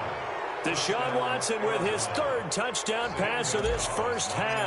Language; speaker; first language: English; native; English